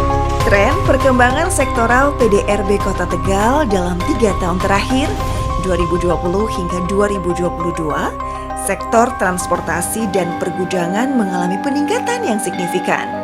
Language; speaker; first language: Indonesian; native; Indonesian